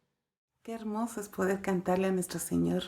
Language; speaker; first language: Spanish; native; Spanish